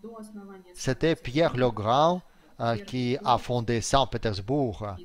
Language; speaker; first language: French; non-native, fluent; Russian